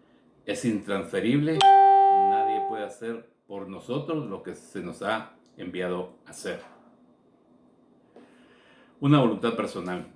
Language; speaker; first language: Spanish; native; Spanish